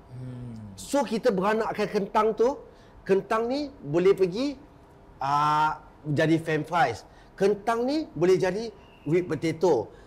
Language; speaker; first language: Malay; native; Malay